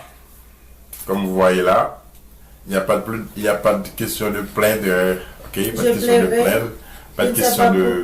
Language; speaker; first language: French; non-native, local second language; Haitian Creole